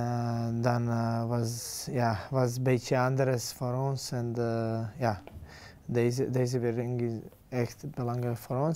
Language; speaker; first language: Dutch; non-native, learner; Serbian